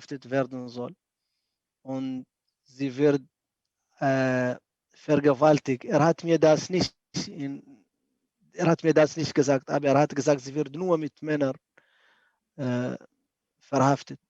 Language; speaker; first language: German; non-native, fluent; Arabic